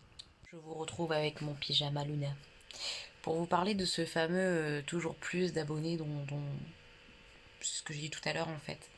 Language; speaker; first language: French; native; French